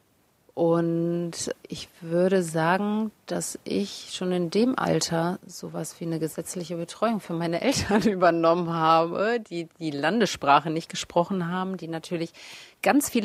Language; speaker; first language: German; early bilingual, other home language; Russian